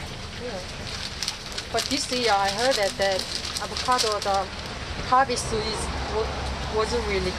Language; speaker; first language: English; non-native, learner; Korean